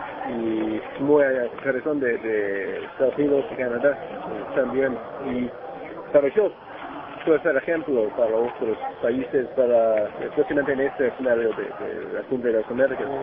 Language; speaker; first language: Spanish; non-native, learner; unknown